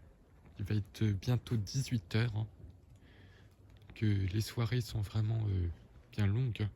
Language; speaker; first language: French; native; French